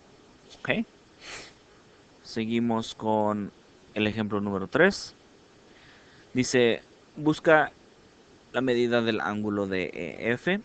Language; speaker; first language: Spanish; early bilingual, heritage; Spanish